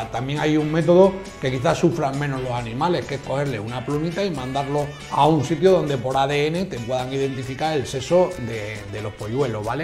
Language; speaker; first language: Spanish; native; Spanish